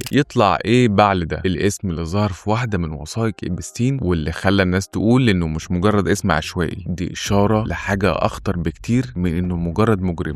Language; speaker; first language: Arabic; native; Arabic